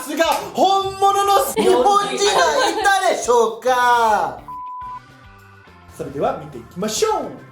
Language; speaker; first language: Japanese; native; Japanese